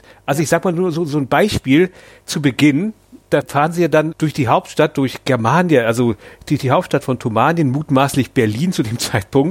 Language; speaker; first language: German; native; German